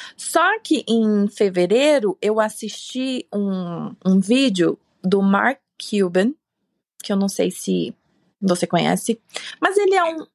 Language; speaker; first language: Portuguese; native; Portuguese